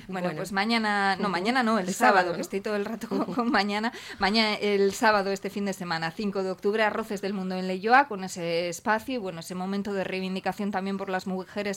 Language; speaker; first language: Spanish; native; Spanish